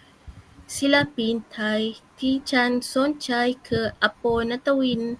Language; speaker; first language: Thai; non-native, learner; Malay